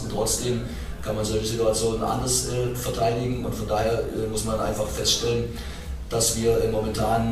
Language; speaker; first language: German; native; German